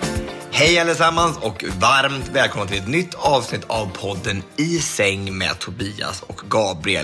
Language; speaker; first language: Swedish; native; Swedish